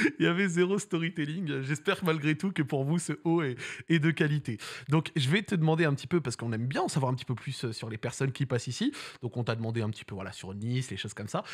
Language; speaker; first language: French; native; French